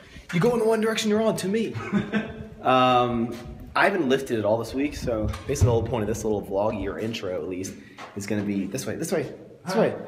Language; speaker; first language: English; native; English